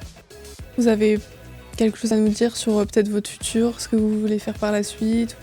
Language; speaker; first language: French; native; French